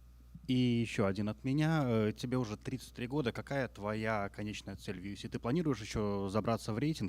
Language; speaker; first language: Russian; native; Russian